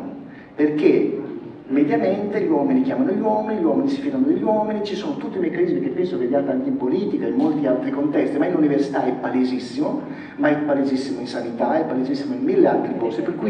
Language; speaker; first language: Italian; native; Italian